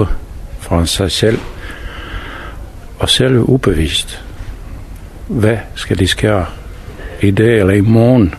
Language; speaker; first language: Danish; non-native, fluent; Bosnian